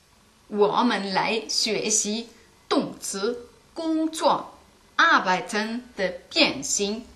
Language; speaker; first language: Chinese; non-native, learner; German